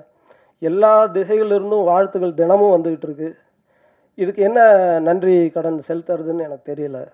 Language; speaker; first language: Tamil; native; Tamil